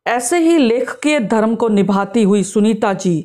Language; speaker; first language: Hindi; native; Hindi